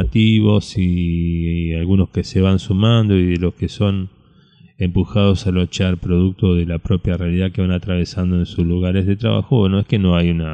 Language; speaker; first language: Spanish; native; Spanish